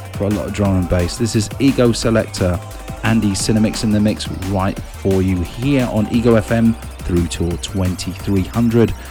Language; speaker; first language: English; native; English